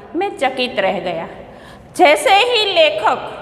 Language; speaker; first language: Hindi; non-native, local second language; Gujarati